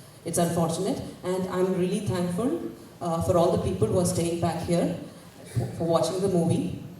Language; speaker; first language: English; non-native, local second language; Malayalam